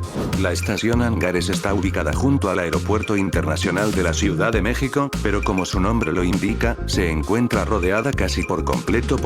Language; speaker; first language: Spanish; native; Spanish